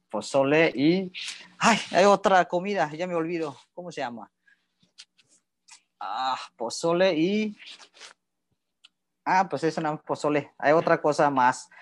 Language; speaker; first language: Spanish; non-native, learner; Indonesian